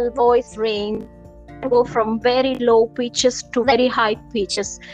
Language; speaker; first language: English; non-native, fluent; Italian